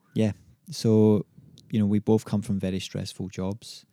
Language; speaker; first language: English; native; English